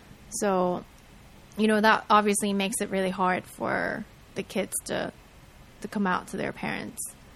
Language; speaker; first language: English; native; English